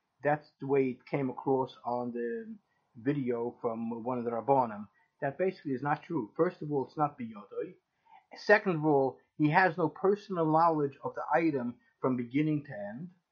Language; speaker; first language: English; native; English